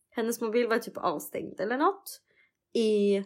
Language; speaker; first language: Swedish; early bilingual, other home language; Russian